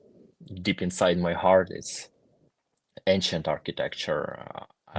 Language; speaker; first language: English; non-native, fluent; Ukrainian